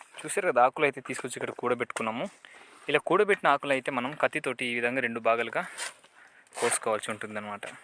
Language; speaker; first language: Telugu; native; Telugu